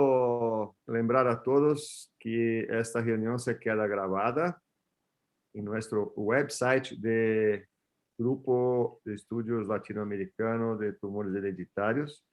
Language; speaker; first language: Spanish; non-native, fluent; Portuguese